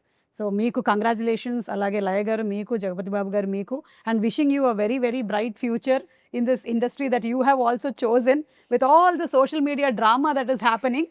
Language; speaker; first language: Telugu; native; Telugu